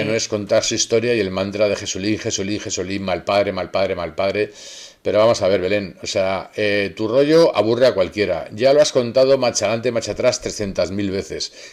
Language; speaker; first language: Spanish; native; Spanish